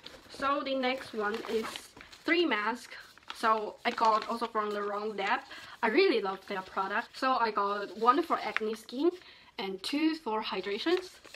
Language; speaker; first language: English; non-native, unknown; Chinese